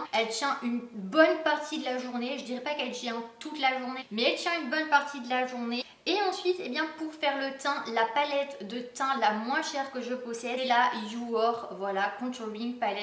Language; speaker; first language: French; native; French